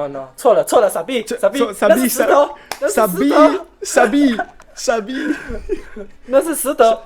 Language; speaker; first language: Chinese; early bilingual, heritage; Chinese